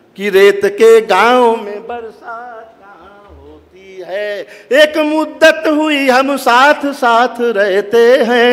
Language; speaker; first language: Hindi; native; Hindi